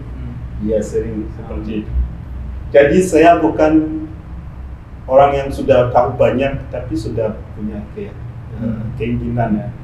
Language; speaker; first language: Indonesian; non-native, fluent; Rundi